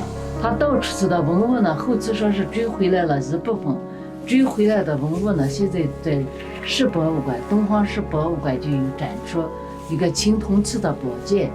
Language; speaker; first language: Chinese; native; Chinese